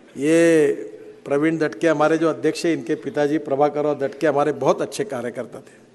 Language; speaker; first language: Hindi; non-native, local second language; Marathi